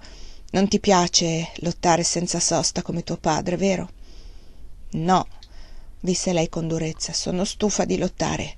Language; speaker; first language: Italian; native; Italian